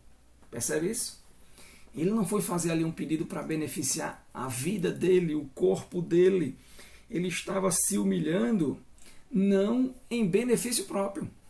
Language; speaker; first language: Portuguese; native; Portuguese